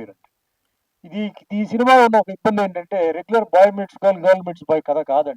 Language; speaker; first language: Telugu; native; Telugu